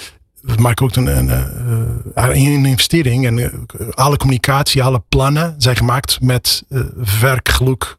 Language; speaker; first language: Dutch; non-native, fluent; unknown